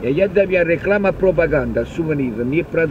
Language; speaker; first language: Russian; non-native, learner; Italian